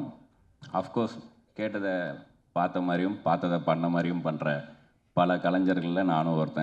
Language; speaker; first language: Tamil; native; Tamil